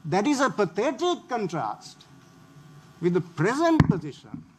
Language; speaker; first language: English; non-native, local second language; Sinhala